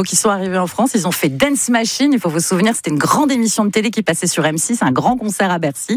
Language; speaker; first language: French; native; French